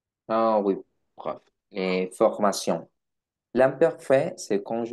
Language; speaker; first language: French; non-native, learner; Spanish